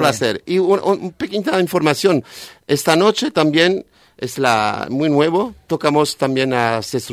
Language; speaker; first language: Spanish; non-native, fluent; French